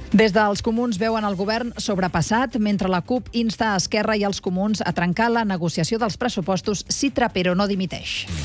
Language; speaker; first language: Catalan; native; Catalan